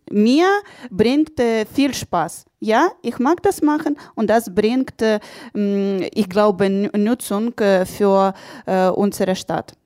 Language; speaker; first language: German; non-native, learner; Ukrainian